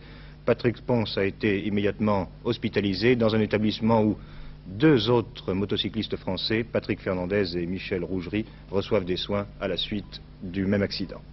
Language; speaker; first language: French; native; French